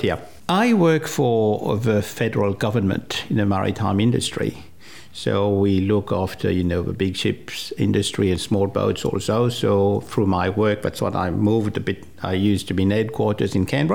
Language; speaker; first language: English; non-native, fluent; French